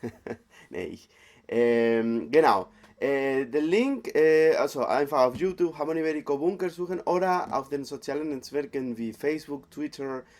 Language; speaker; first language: German; non-native, fluent; Spanish